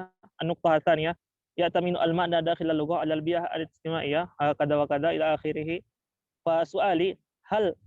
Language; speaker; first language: Arabic; non-native, learner; Indonesian